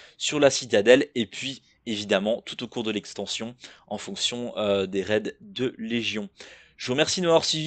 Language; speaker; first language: French; native; French